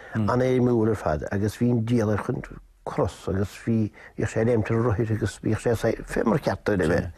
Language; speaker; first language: Irish; native; Irish